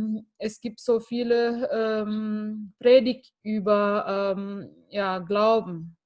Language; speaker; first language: German; non-native, fluent; Indonesian